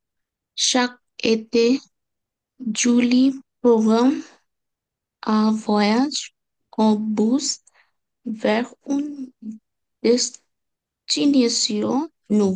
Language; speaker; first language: French; non-native, learner; Bangla